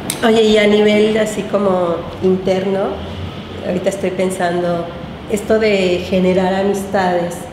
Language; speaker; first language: Spanish; native; Spanish